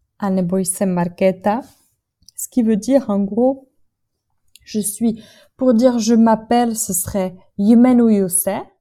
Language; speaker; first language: French; non-native, fluent; Czech